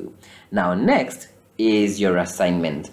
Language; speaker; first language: English; non-native, fluent; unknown